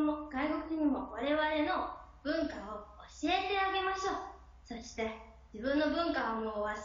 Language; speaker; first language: Japanese; non-native, learner; Chinese